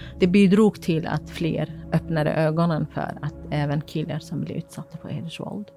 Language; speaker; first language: Swedish; non-native, fluent; Kurdish